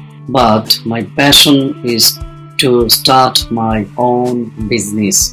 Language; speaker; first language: English; non-native, fluent; Bangla